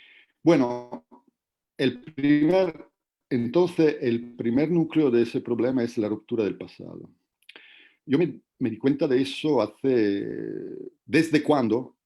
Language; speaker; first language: Spanish; non-native, fluent; Italian